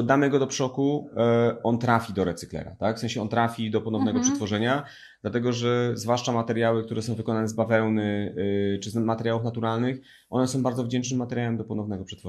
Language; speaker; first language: Polish; native; Polish